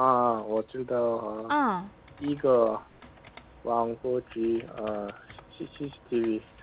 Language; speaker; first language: Chinese; non-native, learner; Korean